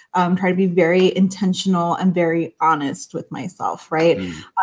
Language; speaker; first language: English; early bilingual, other home language; Spanish